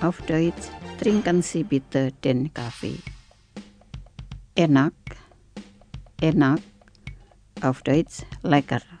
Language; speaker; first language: German; non-native, fluent; Indonesian